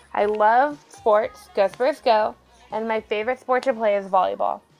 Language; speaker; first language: English; native; English